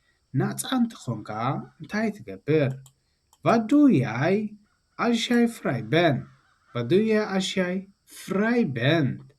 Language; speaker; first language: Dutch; non-native, learner; Tigrinya